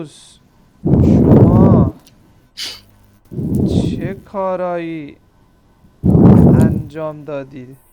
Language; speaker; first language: Persian; non-native, fluent; Urdu